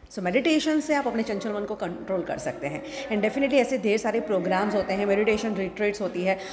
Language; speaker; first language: Hindi; non-native, local second language; Gujarati